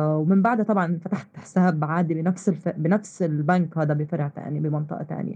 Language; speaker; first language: Arabic; native; Arabic